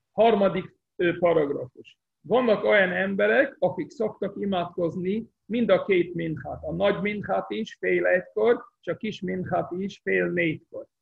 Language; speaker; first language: Hungarian; early bilingual, heritage; Hungarian